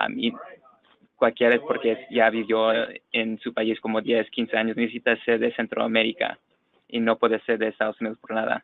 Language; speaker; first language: Spanish; non-native, fluent; English